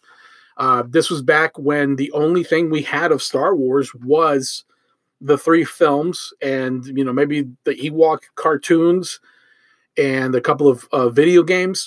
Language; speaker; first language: English; early bilingual, other home language; Spanish